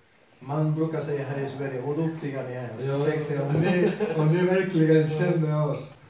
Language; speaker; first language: Swedish; non-native, fluent; Spanish